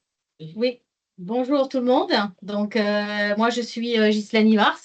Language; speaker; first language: French; native; French